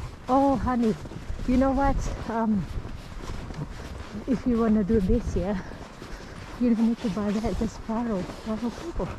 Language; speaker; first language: English; non-native, learner; Indonesian